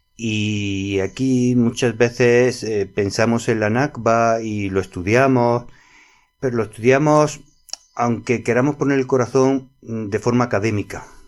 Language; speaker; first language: Spanish; native; Spanish